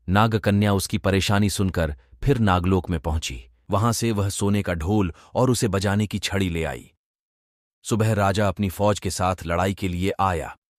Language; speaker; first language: Hindi; non-native, local second language; Gujarati